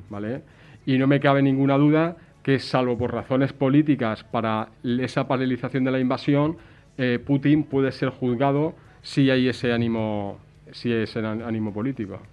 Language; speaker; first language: Spanish; native; Spanish